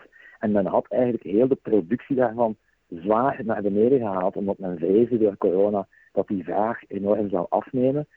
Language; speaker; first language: Dutch; native; Dutch